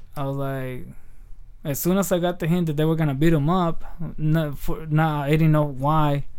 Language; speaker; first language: English; early bilingual, other home language; Spanish